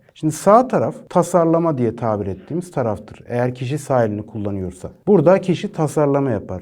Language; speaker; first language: Turkish; native; Turkish